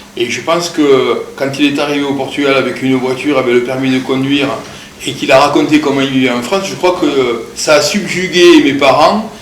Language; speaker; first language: French; early bilingual, other home language; Portuguese